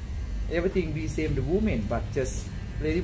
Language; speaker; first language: English; non-native, learner; Thai